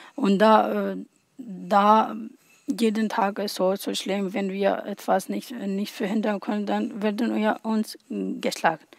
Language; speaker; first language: German; non-native, learner; Arabic